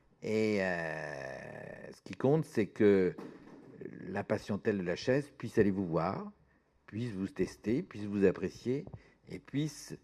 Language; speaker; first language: French; native; French